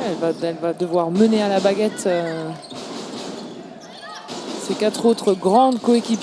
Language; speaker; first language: French; native; French